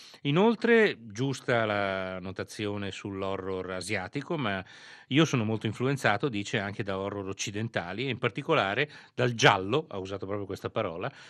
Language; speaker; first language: Italian; native; Italian